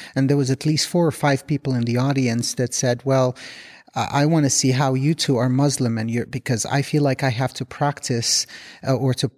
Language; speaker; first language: English; non-native, fluent; Arabic